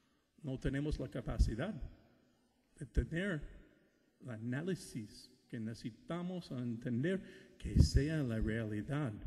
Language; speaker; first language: Spanish; non-native, fluent; English